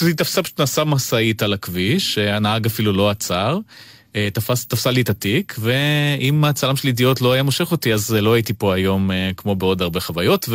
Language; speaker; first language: Hebrew; early bilingual, other home language; Russian